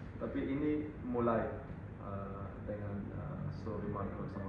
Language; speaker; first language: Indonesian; non-native, fluent; Dutch